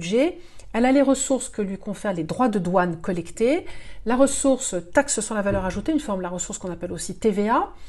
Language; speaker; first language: French; native; French